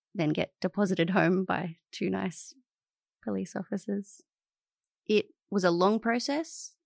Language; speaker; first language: English; native; English